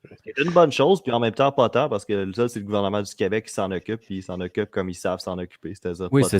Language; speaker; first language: French; native; French